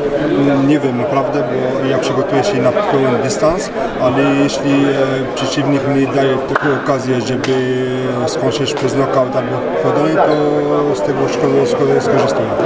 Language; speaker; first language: Polish; non-native, fluent; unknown